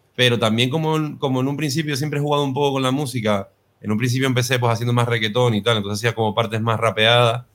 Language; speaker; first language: Spanish; native; Spanish